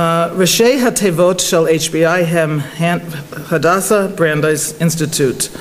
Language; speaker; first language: Hebrew; non-native, fluent; English